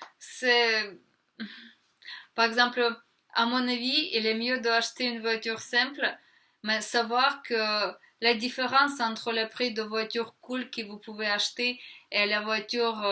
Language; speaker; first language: French; non-native, fluent; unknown